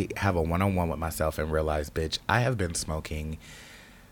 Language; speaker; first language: English; native; English